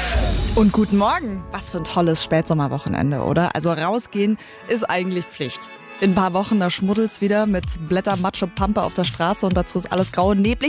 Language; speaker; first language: German; native; German